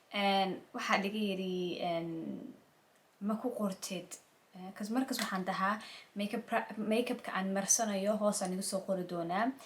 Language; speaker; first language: Somali; early bilingual, heritage; Somali